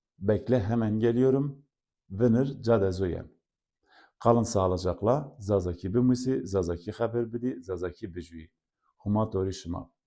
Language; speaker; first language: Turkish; non-native, local second language; Zaza